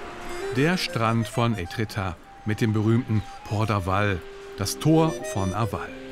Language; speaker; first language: German; native; German